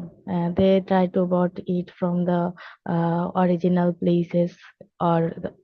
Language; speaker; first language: English; non-native, learner; Bangla